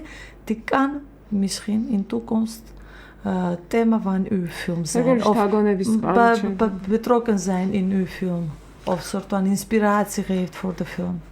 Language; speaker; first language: Dutch; non-native, fluent; Georgian